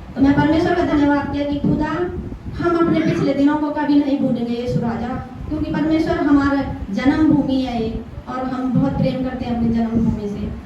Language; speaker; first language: Hindi; native; Hindi